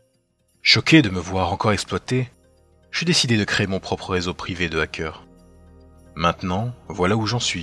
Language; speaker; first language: French; native; French